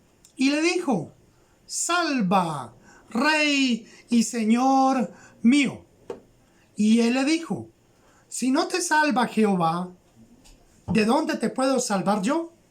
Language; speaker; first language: Spanish; native; Spanish